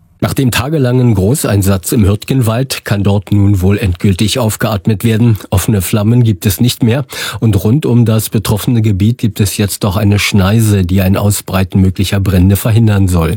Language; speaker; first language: German; native; German